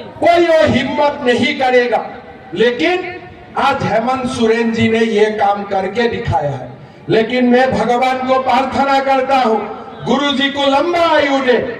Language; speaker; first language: Hindi; non-native, local second language; Assamese